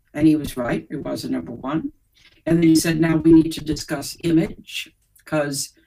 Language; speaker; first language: English; native; English